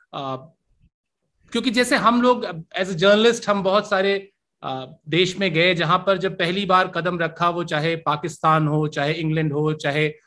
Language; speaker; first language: Hindi; native; Hindi